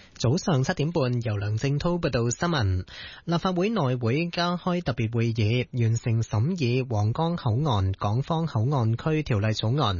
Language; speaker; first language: Cantonese; native; Cantonese